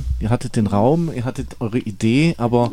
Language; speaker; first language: German; native; German